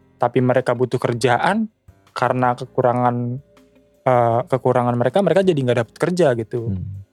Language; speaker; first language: Indonesian; native; Indonesian